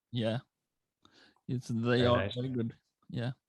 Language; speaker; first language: English; non-native, learner; Swedish